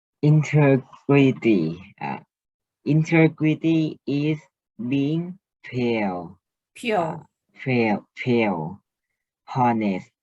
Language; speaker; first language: English; non-native, learner; Thai